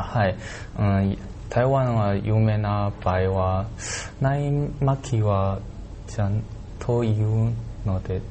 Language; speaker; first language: Japanese; non-native, learner; Chinese